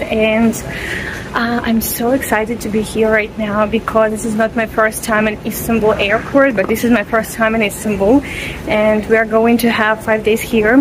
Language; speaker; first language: English; non-native, fluent; Russian